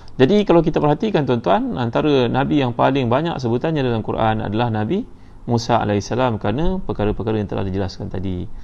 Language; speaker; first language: Malay; native; Malay